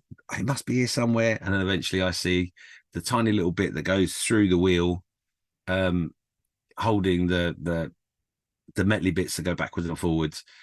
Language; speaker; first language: English; native; English